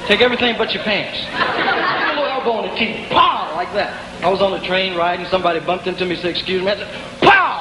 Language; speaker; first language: English; native; English